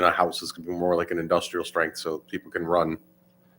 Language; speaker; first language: English; native; English